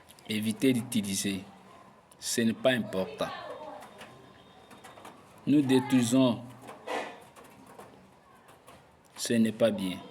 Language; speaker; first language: French; non-native, local second language; Lingala